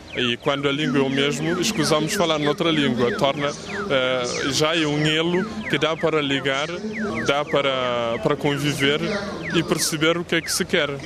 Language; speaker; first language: Portuguese; non-native, local second language; Kabuverdianu